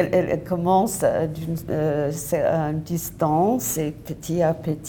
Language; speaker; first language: French; non-native, fluent; English